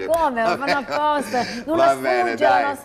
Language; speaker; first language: Italian; native; Italian